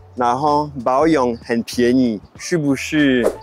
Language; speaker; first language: Chinese; non-native, fluent; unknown